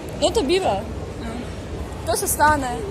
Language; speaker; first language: Czech; non-native, learner; Ukrainian